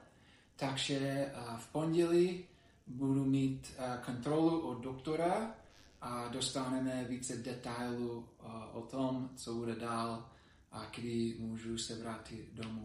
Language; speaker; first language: Czech; non-native, learner; English